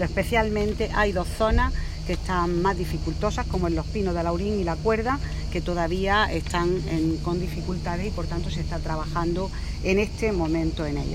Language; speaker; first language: Spanish; native; Spanish